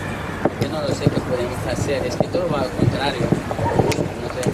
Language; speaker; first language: Spanish; non-native, learner; Arabic